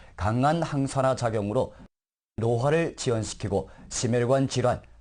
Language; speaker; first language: Korean; early bilingual, heritage; Korean